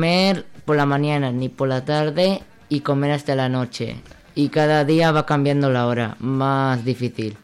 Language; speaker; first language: Spanish; early bilingual, other home language; Arabic